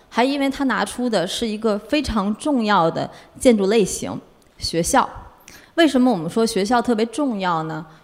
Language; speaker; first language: Chinese; native; Chinese